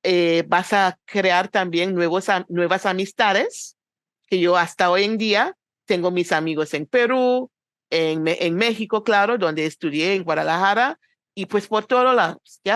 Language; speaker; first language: Spanish; non-native, fluent; English